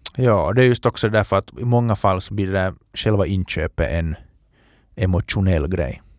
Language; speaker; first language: Swedish; native; Swedish